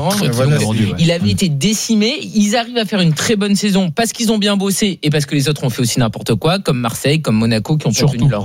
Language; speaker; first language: French; native; French